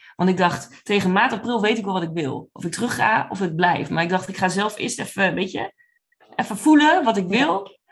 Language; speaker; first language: Dutch; native; Dutch